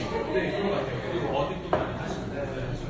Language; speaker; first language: Korean; native; Korean